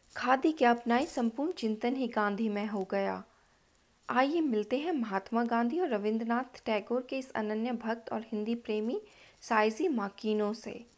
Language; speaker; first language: Hindi; native; Hindi